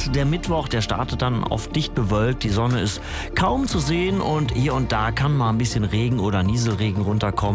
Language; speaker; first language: German; native; German